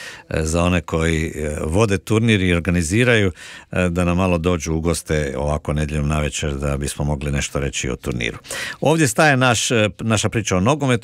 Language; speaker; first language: Croatian; native; Croatian